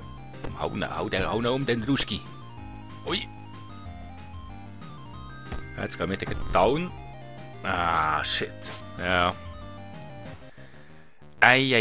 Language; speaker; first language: German; native; German